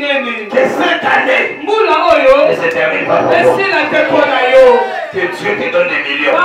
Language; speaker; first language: French; non-native, local second language; Lingala